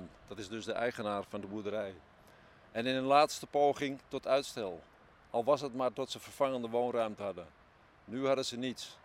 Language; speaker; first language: Dutch; native; Dutch